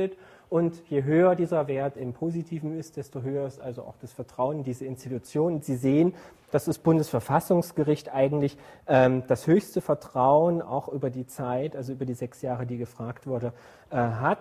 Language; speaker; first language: German; native; German